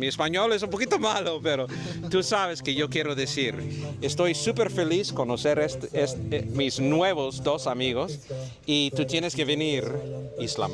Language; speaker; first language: Spanish; non-native, learner; English